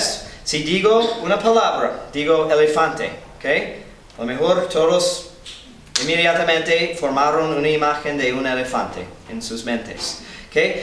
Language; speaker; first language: Spanish; non-native, fluent; English